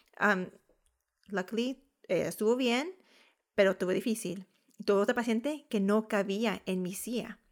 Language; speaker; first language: Spanish; early bilingual, heritage; Spanish